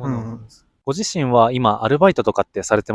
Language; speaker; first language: Japanese; native; Japanese